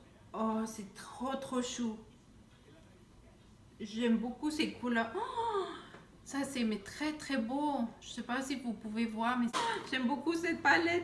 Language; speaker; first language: French; non-native, fluent; Spanish